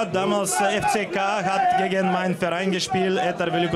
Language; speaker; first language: German; non-native, fluent; Bulgarian